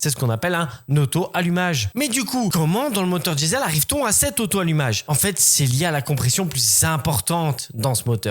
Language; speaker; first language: French; native; French